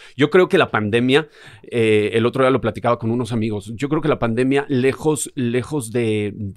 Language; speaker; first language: Spanish; native; Spanish